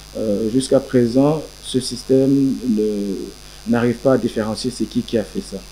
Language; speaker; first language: French; non-native, local second language; Rundi